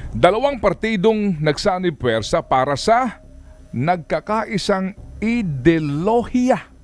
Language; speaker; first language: Filipino; non-native, local second language; Waray